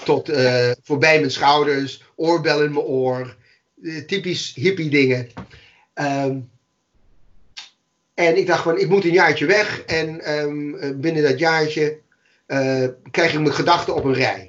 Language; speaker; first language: Dutch; non-native, fluent; English